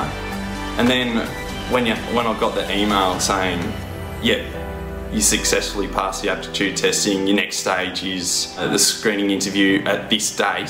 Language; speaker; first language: English; native; English